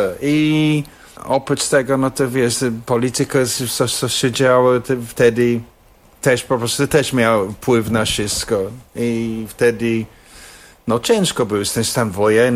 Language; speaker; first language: Polish; non-native, fluent; English